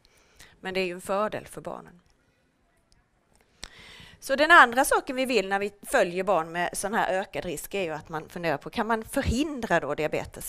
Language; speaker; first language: Swedish; native; Swedish